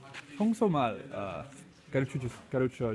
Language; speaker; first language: Korean; non-native, learner; English